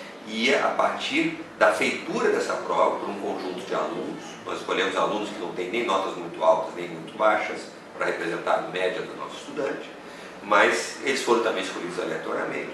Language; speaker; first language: Portuguese; native; Portuguese